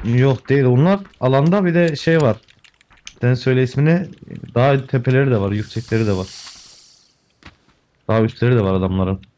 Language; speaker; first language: Turkish; native; Turkish